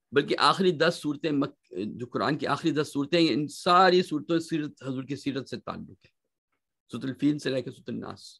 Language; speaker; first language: Urdu; native; Urdu